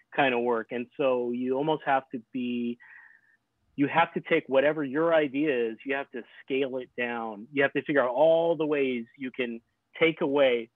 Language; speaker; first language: English; native; English